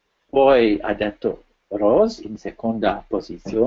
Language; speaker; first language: Italian; non-native, fluent; French